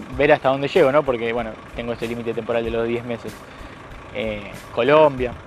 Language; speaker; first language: Spanish; native; Spanish